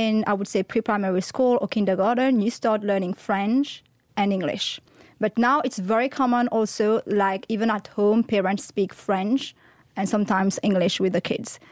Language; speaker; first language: English; non-native, fluent; Morisyen